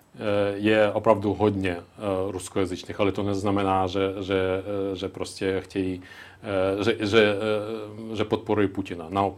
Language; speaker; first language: Czech; non-native, local second language; Ukrainian